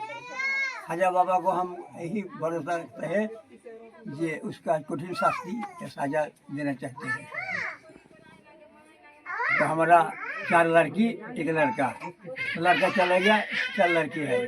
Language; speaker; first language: Hindi; non-native, local second language; Bangla